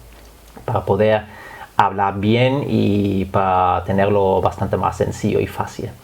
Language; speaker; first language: Spanish; non-native, fluent; German